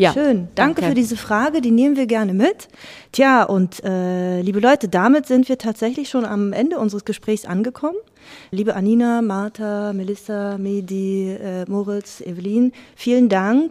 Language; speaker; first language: German; native; German